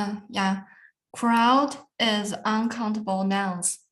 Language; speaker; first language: English; non-native, learner; Chinese